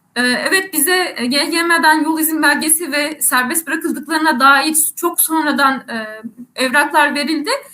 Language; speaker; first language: Turkish; native; Turkish